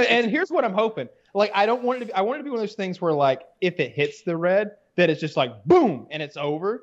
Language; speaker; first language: English; native; English